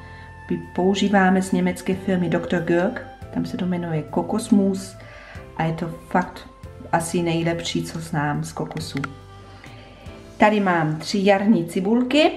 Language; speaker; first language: Czech; non-native, fluent; German